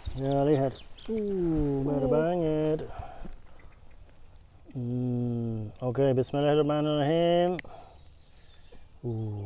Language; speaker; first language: Indonesian; non-native, learner; English